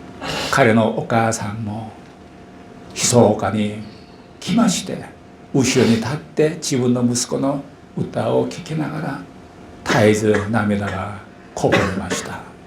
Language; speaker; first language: Japanese; non-native, fluent; Korean